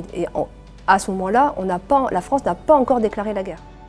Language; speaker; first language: French; native; French